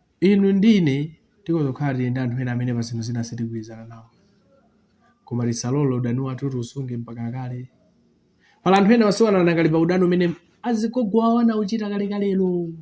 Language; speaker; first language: Nyanja; non-native, local second language; Tumbuka